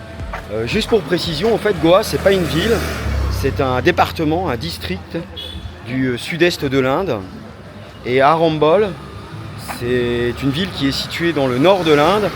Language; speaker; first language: French; native; French